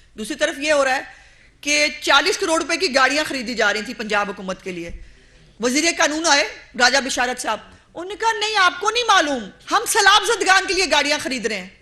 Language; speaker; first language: Urdu; non-native, local second language; Punjabi